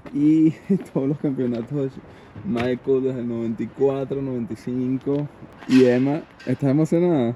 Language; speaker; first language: Spanish; native; Spanish